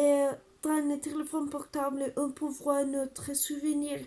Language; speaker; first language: French; non-native, learner; Spanish